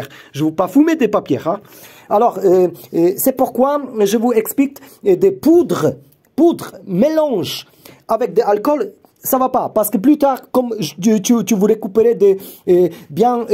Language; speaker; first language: French; non-native, learner; Polish